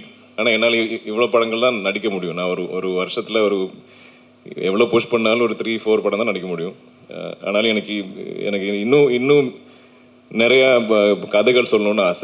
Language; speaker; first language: Tamil; non-native, local second language; Malayalam